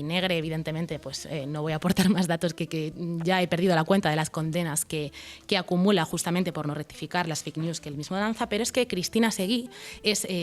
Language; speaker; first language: Spanish; native; Spanish